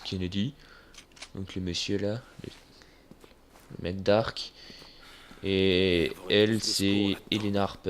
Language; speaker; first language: French; native; French